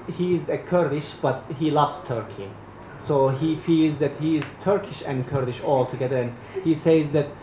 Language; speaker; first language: English; non-native, fluent; Turkish